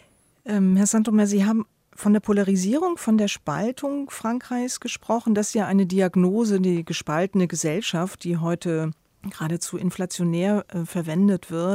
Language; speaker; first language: German; native; German